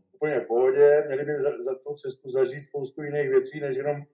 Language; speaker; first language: Czech; native; Czech